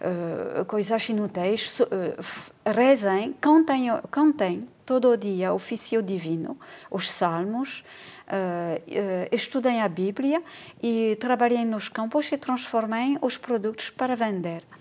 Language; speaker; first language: Portuguese; non-native, fluent; French